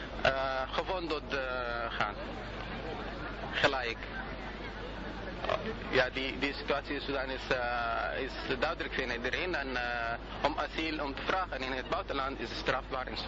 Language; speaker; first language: Dutch; non-native, learner; Arabic